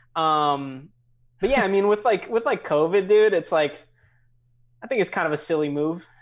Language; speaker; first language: English; native; English